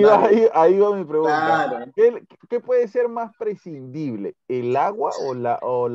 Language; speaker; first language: Spanish; native; Spanish